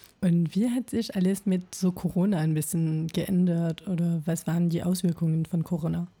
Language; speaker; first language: German; non-native, fluent; French